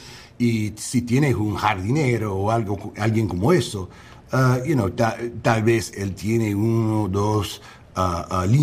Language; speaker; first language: Spanish; non-native, learner; English